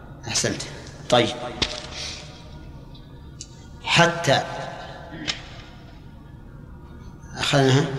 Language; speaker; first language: Arabic; native; Arabic